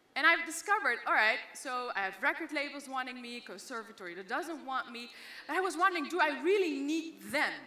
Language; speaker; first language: English; non-native, fluent; Dutch